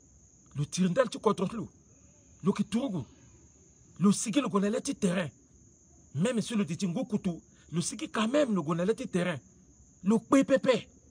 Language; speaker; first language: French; non-native, local second language; Sango